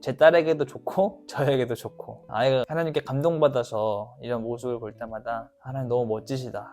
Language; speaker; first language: Korean; native; Korean